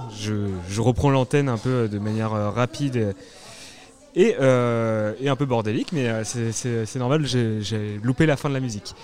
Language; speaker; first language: French; native; French